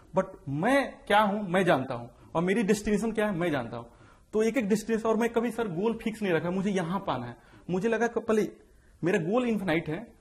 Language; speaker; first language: Hindi; native; Hindi